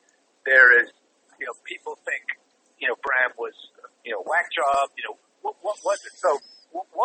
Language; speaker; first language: English; native; English